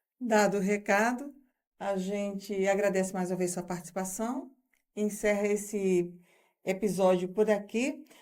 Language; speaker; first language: Portuguese; native; Portuguese